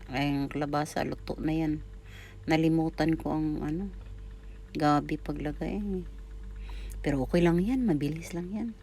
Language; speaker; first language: Filipino; non-native, local second language; Cebuano